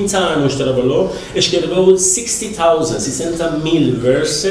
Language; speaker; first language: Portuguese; non-native, learner; Persian